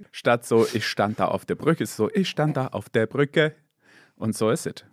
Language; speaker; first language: German; non-native, fluent; English